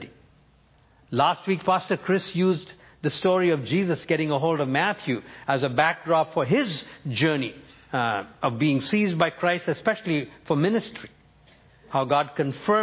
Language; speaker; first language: English; non-native, local second language; Tamil